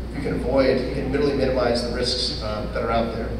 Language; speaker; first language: English; native; English